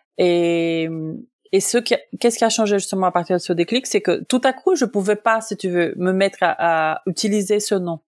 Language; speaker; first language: French; non-native, fluent; Portuguese